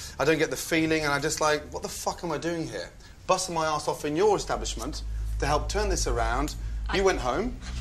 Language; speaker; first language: English; native; English